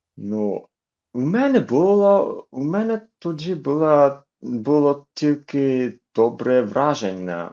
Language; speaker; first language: Ukrainian; non-native, learner; Japanese